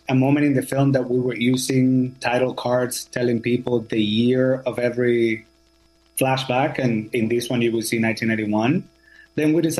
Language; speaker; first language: English; non-native, fluent; Spanish